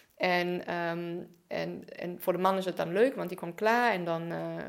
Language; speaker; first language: Dutch; non-native, fluent; German